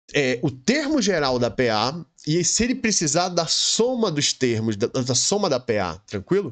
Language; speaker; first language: Portuguese; native; Portuguese